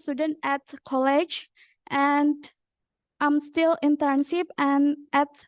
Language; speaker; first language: English; non-native, learner; Indonesian